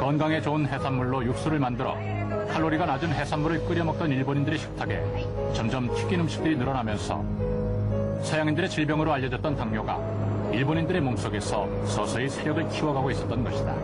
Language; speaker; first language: Korean; native; Korean